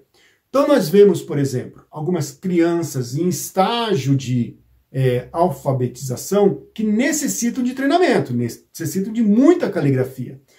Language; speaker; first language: Portuguese; native; Portuguese